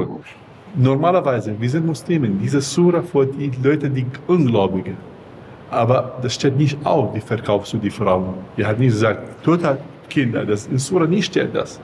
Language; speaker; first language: German; non-native, learner; Central Kurdish